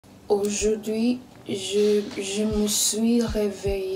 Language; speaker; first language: French; non-native, learner; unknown